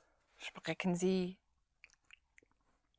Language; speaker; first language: German; non-native, learner; English